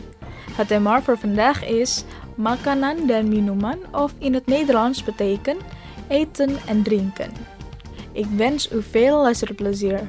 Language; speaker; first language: Dutch; non-native, learner; Indonesian